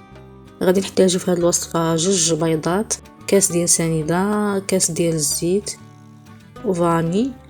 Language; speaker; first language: Arabic; native; Arabic